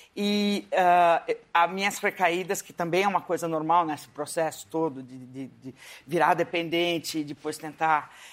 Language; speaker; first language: Portuguese; native; Portuguese